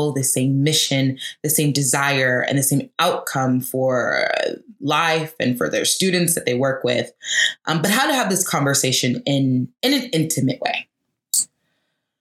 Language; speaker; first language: English; native; English